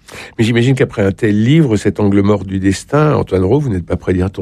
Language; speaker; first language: French; native; French